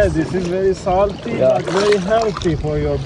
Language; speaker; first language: English; non-native, learner; Persian